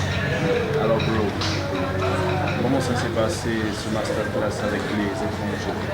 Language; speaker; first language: French; native; French